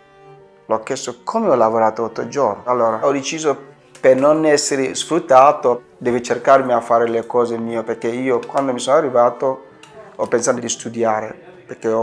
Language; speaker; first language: Italian; non-native, fluent; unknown